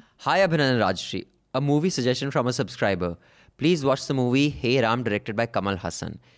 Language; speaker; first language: English; non-native, local second language; Punjabi